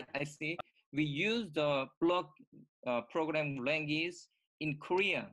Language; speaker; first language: English; non-native, learner; Korean